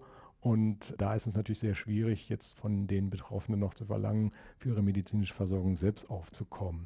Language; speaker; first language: German; native; German